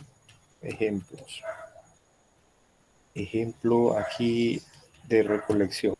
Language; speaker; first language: Spanish; native; Spanish